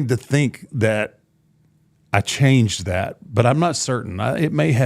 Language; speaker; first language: English; native; English